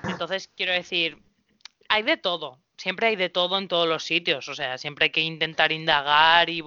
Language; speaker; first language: Spanish; native; Spanish